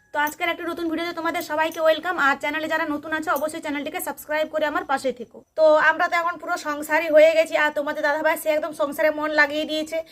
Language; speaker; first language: Bangla; non-native, local second language; Santali